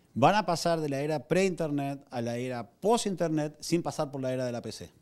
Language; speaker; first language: Spanish; native; Spanish